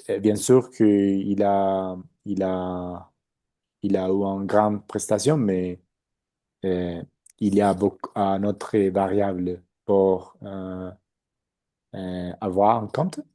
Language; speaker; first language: French; non-native, learner; Spanish